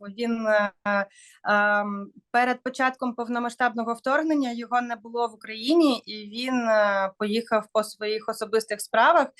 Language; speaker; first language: Ukrainian; non-native, local second language; Russian